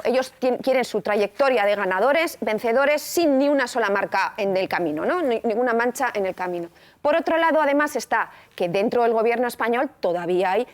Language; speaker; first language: Spanish; native; Spanish